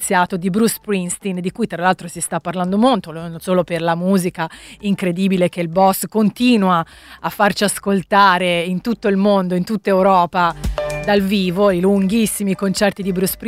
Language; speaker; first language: Italian; native; Italian